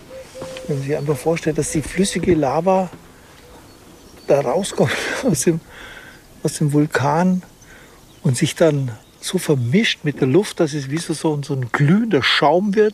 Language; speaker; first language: German; native; German